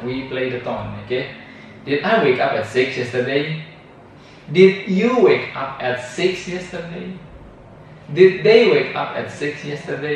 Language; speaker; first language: English; non-native, fluent; Indonesian